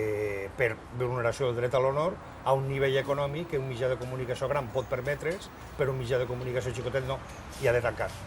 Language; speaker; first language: Catalan; native; Catalan